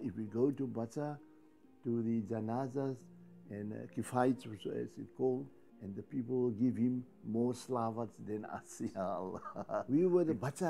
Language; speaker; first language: English; native; English